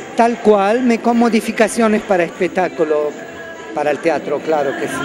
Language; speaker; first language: Spanish; early bilingual, other home language; Arabic